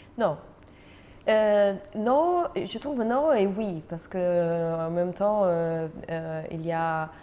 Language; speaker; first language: French; non-native, fluent; Italian